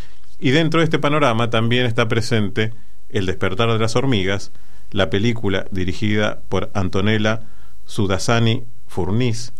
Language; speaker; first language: Spanish; native; Spanish